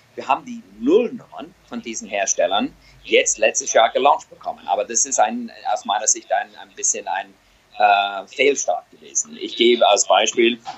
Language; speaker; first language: German; non-native, fluent; English